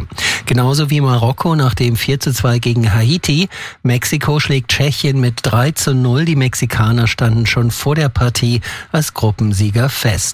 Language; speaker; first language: German; native; German